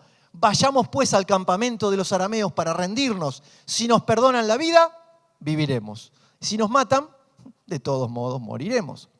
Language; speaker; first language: Spanish; native; Spanish